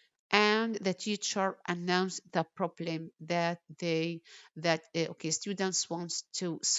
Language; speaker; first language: English; non-native, fluent; Arabic